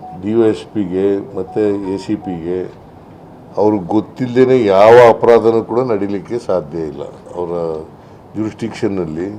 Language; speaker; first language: Kannada; native; Kannada